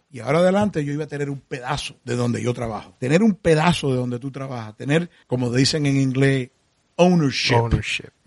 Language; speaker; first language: Spanish; early bilingual, heritage; Spanish